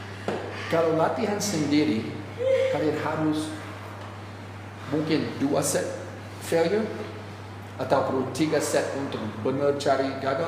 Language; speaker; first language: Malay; non-native, fluent; English